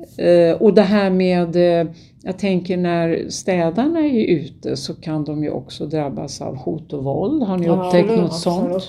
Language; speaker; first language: Swedish; native; Swedish